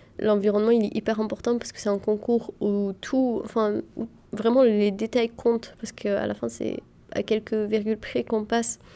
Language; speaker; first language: French; early bilingual, other home language; Arabic